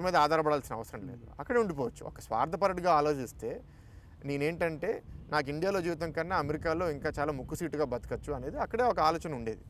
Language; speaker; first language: Telugu; native; Telugu